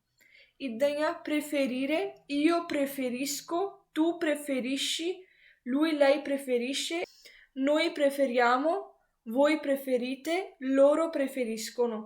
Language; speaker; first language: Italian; non-native, fluent; Punjabi